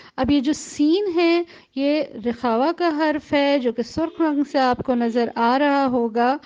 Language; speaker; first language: Urdu; native; Urdu